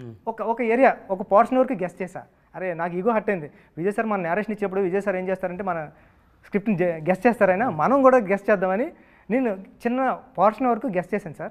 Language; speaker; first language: Telugu; native; Telugu